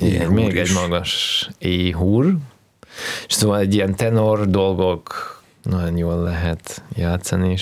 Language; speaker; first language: Hungarian; non-native, learner; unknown